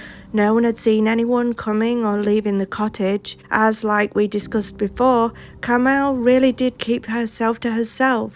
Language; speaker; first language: English; native; English